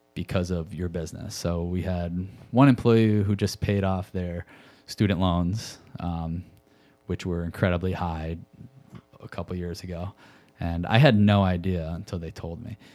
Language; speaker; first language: English; native; English